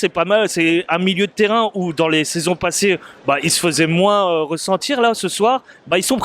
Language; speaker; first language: French; native; French